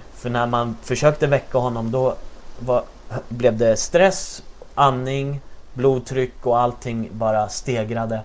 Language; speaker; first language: Swedish; native; Swedish